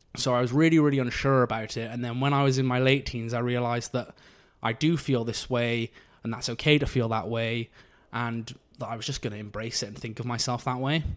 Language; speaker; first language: English; native; English